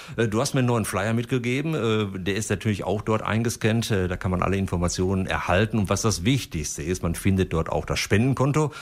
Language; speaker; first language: German; native; German